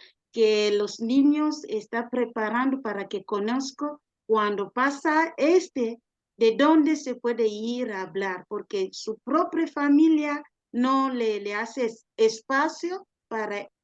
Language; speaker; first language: Spanish; non-native, learner; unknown